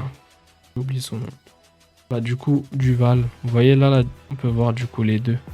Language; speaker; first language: French; native; French